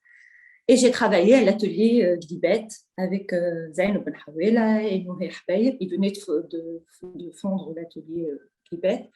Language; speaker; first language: French; non-native, local second language; Arabic